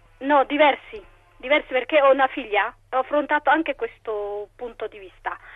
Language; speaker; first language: Italian; non-native, fluent; Tigrinya